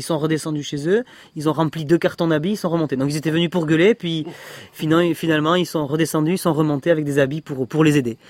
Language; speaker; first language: French; native; French